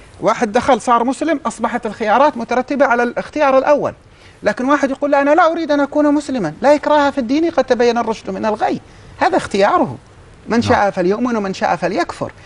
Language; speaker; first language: Arabic; native; Arabic